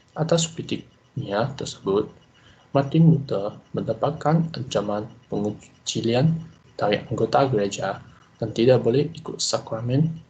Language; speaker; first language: Malay; non-native, local second language; Chinese